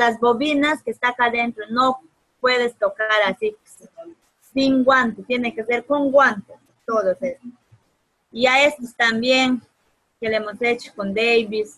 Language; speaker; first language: Spanish; native; Spanish